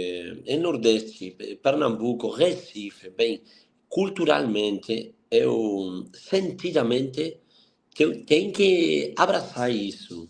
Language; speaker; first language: Portuguese; non-native, fluent; Spanish